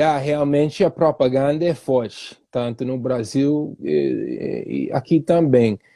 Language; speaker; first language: Portuguese; non-native, fluent; English